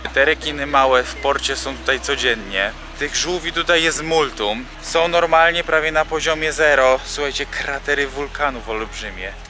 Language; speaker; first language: Polish; native; Polish